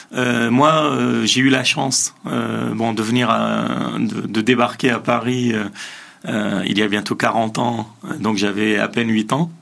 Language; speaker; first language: French; early bilingual, other home language; Assyrian Neo-Aramaic